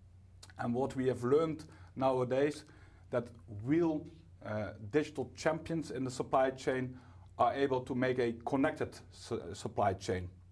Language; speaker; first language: English; non-native, fluent; Dutch